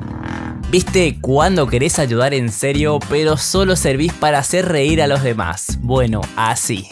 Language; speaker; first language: Spanish; native; Spanish